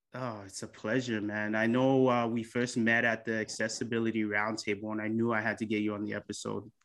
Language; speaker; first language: English; early bilingual, other home language; Akan